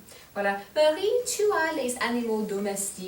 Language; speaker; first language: French; non-native, fluent; English